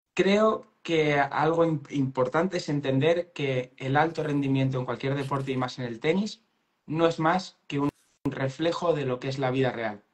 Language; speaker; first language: Spanish; native; Spanish